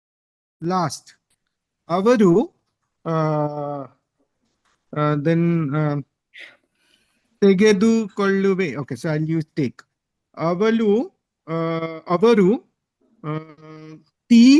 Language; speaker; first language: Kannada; non-native, learner; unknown